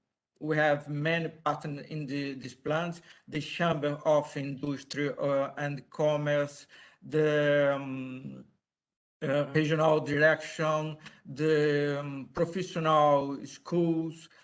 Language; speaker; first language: English; non-native, learner; Portuguese